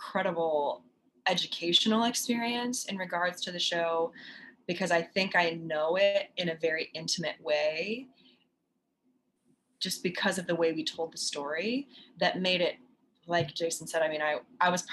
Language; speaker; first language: English; native; English